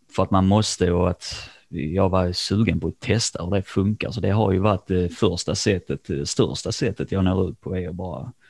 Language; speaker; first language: Swedish; native; Swedish